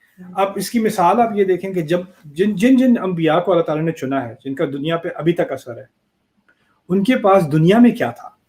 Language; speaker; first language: Urdu; early bilingual, heritage; Urdu